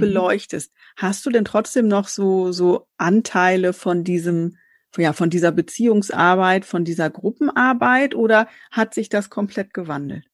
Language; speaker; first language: German; native; German